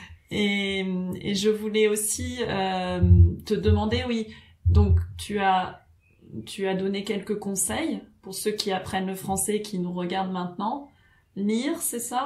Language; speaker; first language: French; native; French